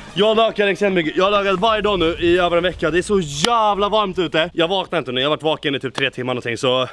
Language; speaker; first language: Swedish; native; Swedish